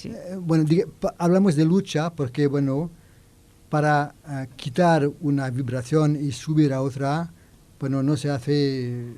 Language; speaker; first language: Spanish; non-native, learner; French